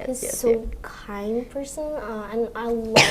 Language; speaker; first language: English; non-native, learner; Indonesian